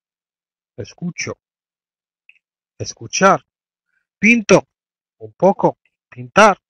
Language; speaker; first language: Spanish; non-native, fluent; Arabic